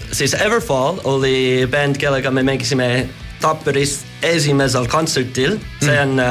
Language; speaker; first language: Estonian; non-native, learner; English